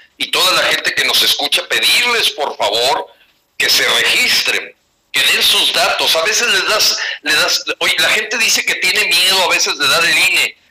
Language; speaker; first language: Spanish; native; Spanish